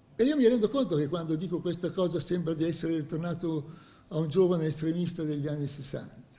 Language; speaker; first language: Italian; native; Italian